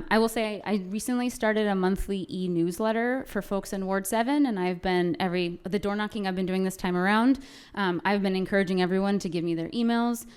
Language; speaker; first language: English; native; English